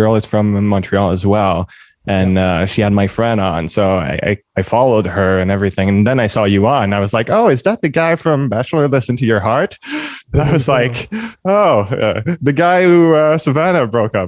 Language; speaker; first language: English; non-native, fluent; French